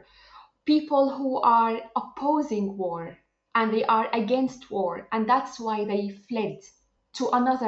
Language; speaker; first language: English; non-native, fluent; Arabic